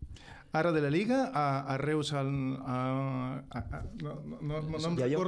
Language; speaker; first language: Catalan; non-native, fluent; Spanish